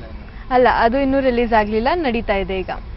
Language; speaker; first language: Kannada; early bilingual, heritage; Kannada